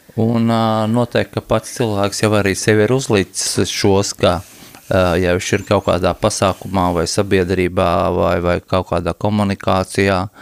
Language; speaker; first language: Latvian; native; Latvian